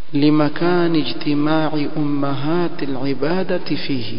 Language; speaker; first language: Arabic; non-native, fluent; Swahili